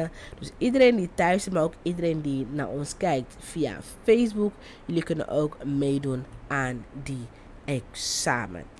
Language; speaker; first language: Dutch; non-native, fluent; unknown